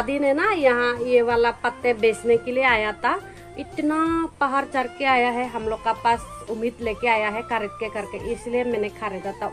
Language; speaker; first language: Hindi; non-native, local second language; Chakma